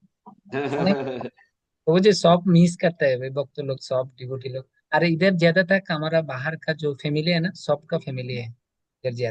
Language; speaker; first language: Hindi; non-native, learner; Bangla